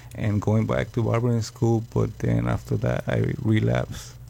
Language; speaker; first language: English; early bilingual, other home language; Spanish